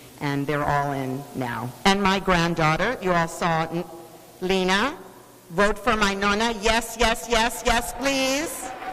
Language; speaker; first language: English; native; English